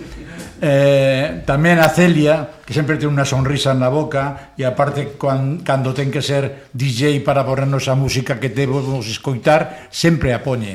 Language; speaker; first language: Galician; non-native, local second language; Spanish